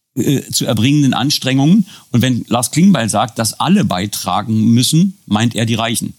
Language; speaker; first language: German; native; German